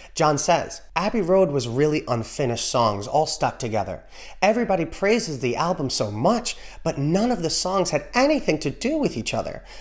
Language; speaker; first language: English; native; English